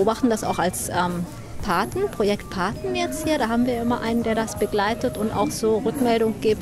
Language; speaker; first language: German; native; German